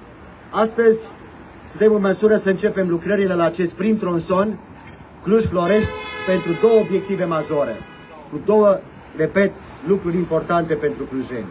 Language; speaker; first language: Romanian; native; Romanian